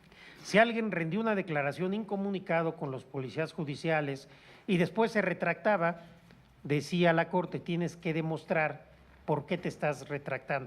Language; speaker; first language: Spanish; native; Spanish